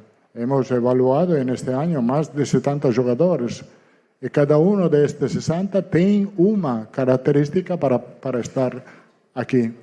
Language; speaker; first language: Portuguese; non-native, learner; Italian